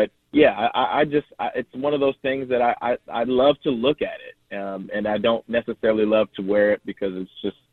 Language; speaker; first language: English; native; English